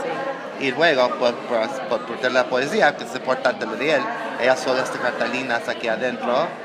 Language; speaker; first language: Spanish; non-native, learner; English